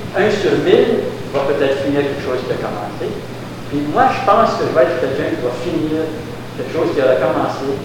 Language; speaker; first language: French; native; French